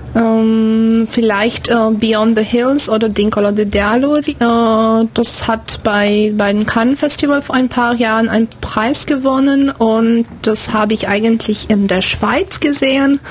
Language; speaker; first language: German; non-native, fluent; Romanian